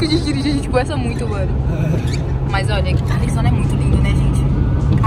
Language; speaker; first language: Portuguese; native; Portuguese